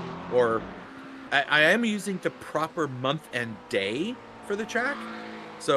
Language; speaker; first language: English; native; English